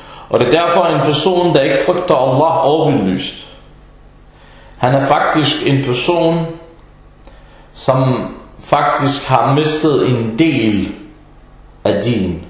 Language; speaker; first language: Danish; early bilingual, other home language; Arabic